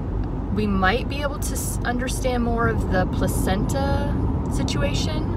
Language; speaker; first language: English; native; English